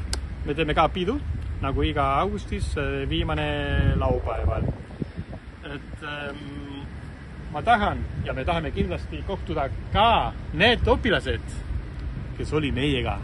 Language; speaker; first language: Estonian; non-native, fluent; Spanish